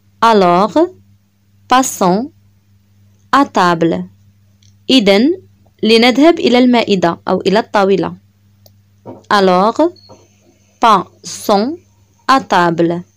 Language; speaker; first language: French; non-native, local second language; Arabic